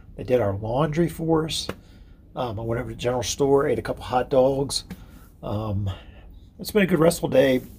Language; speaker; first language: English; native; English